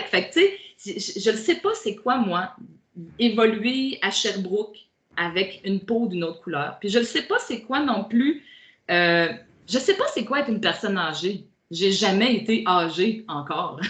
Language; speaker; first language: French; native; French